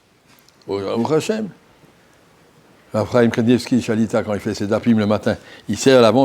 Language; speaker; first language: French; native; French